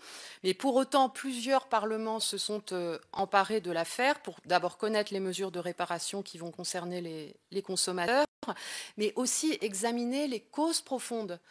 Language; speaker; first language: French; native; French